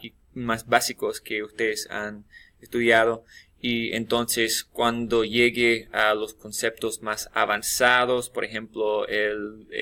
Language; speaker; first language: Spanish; non-native, fluent; English